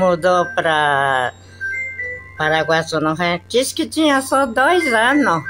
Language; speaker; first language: Portuguese; non-native, local second language; Japanese